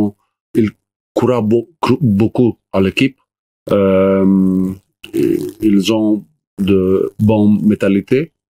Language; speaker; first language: French; non-native, learner; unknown